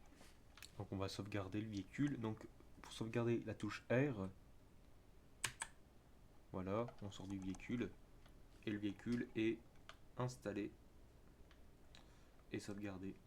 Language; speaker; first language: French; native; French